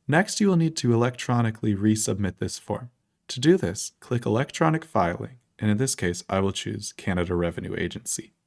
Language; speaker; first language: English; native; English